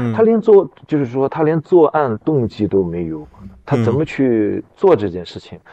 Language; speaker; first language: Chinese; native; Chinese